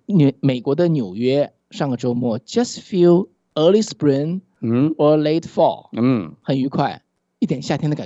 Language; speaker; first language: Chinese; native; Chinese